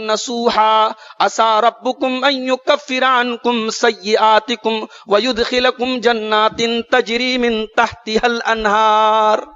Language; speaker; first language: Urdu; native; Urdu